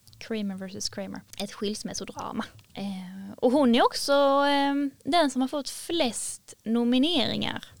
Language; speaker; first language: Swedish; native; Swedish